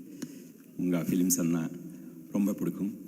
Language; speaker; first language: Tamil; non-native, fluent; Telugu